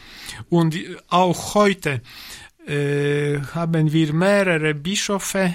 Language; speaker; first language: German; non-native, learner; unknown